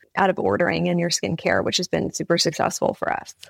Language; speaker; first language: English; native; English